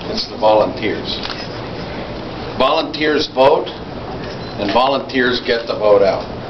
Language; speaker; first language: English; early bilingual, other home language; Spanish